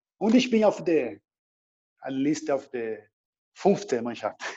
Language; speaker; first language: German; non-native, learner; Portuguese